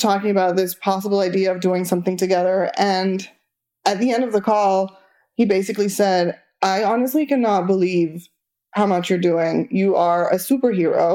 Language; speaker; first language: English; non-native, fluent; Spanish